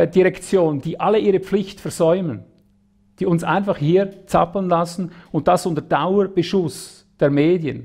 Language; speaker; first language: German; native; German